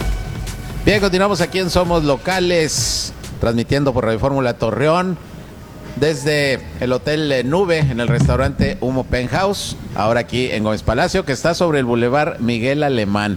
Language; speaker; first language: Spanish; native; Spanish